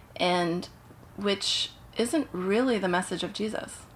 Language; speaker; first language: English; native; English